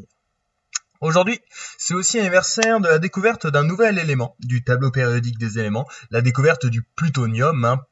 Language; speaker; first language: French; native; French